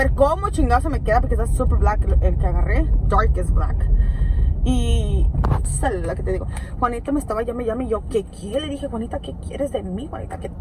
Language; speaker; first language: Spanish; early bilingual, heritage; Spanish